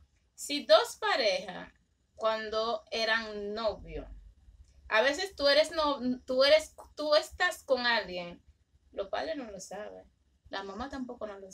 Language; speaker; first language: Spanish; early bilingual, other home language; Haitian Creole